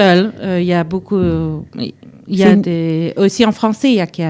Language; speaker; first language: French; early bilingual, heritage; French